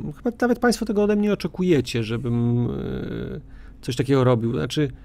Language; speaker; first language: Polish; native; Polish